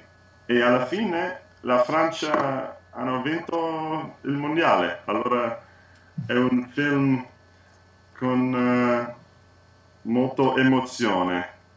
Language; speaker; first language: Italian; non-native, learner; English